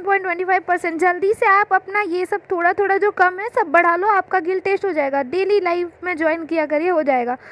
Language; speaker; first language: Hindi; non-native, local second language; Bangla